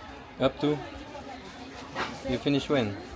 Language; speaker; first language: English; non-native, learner; French